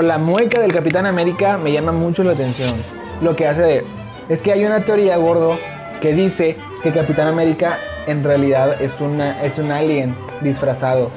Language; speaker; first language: Spanish; native; Spanish